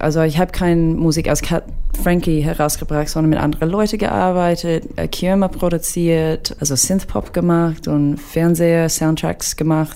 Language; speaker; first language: German; non-native, fluent; English